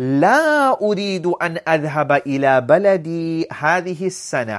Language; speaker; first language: Arabic; non-native, fluent; English